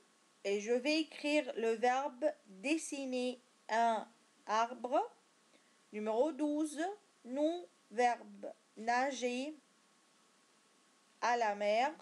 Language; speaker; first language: French; non-native, fluent; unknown